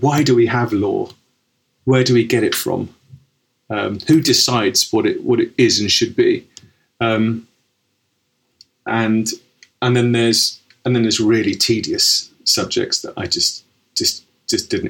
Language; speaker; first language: English; native; English